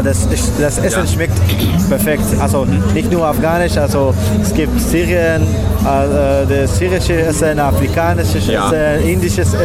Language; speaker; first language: German; non-native, learner; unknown